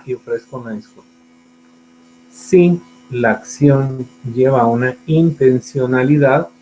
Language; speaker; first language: Spanish; native; Spanish